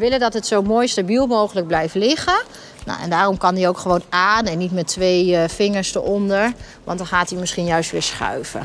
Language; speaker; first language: Dutch; native; Dutch